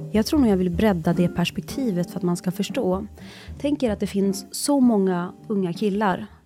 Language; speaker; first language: Swedish; early bilingual, other home language; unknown